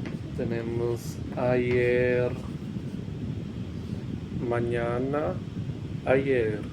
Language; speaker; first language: Spanish; non-native, fluent; Portuguese